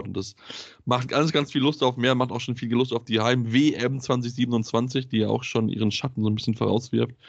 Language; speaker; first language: German; native; German